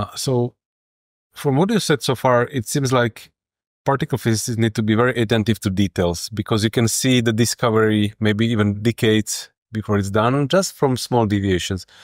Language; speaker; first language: English; non-native, fluent; Slovak